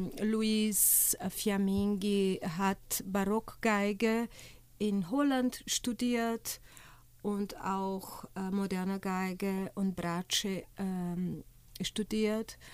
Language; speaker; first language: German; non-native, fluent; Portuguese